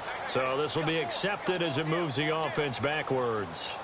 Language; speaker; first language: English; native; English